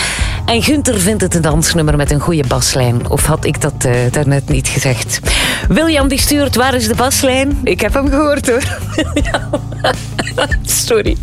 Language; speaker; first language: Dutch; native; Dutch